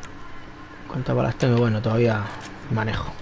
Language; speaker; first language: Spanish; native; Spanish